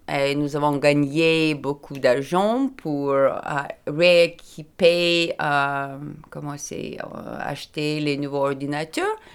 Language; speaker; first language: French; non-native, learner; Lithuanian